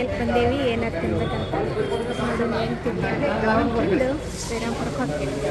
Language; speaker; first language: Kannada; native; Kannada